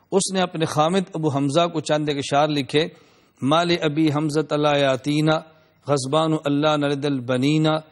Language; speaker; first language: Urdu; non-native, local second language; Punjabi